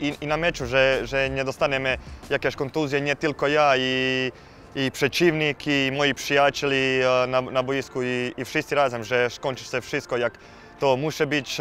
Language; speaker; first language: Polish; non-native, learner; Croatian